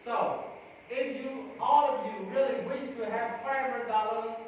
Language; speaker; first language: English; non-native, fluent; Khmer